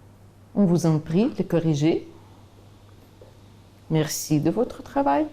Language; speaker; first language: French; non-native, fluent; Ukrainian